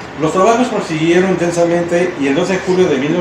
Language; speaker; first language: Spanish; native; Spanish